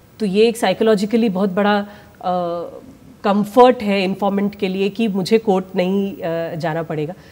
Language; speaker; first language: Hindi; native; Hindi